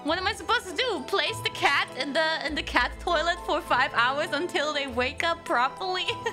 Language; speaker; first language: English; non-native, fluent; German